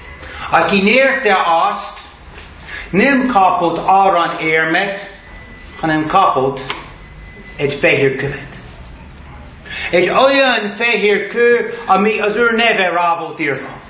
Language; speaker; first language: Hungarian; non-native, learner; English